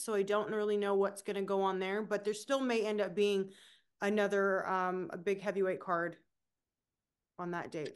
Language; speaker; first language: English; native; English